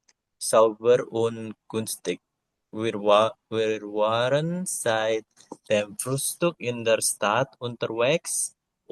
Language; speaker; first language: German; non-native, learner; Indonesian